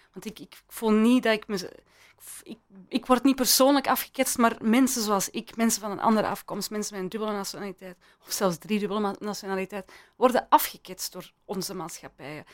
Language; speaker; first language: Dutch; early bilingual, other home language; Persian